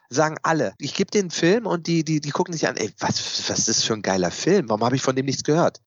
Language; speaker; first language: German; early bilingual, other home language; Turkish